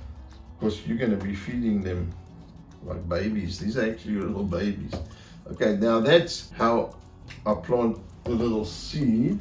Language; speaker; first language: English; native; English